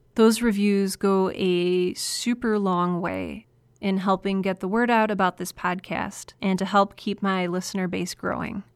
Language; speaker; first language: English; native; English